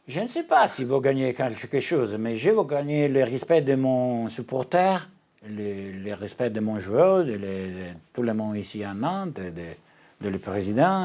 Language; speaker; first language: French; non-native, learner; Italian